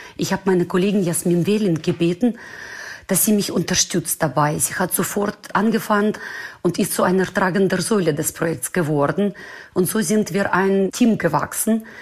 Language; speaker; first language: German; non-native, fluent; Ukrainian